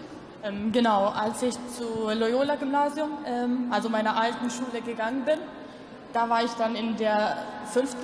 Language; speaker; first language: German; non-native, local second language; Albanian